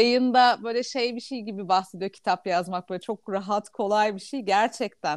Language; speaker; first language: Turkish; native; Turkish